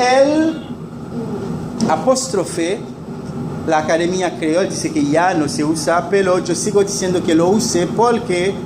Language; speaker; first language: Spanish; non-native, fluent; Haitian Creole